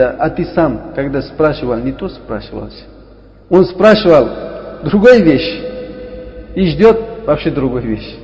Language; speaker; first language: Russian; non-native, learner; Uzbek